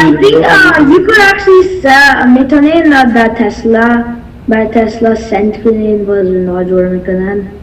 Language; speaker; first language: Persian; early bilingual, heritage; Persian